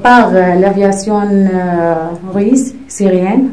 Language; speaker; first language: French; non-native, fluent; Arabic